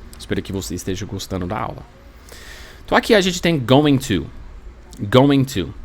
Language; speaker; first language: Portuguese; non-native, fluent; English